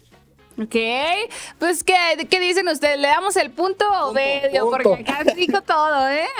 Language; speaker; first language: Spanish; native; Spanish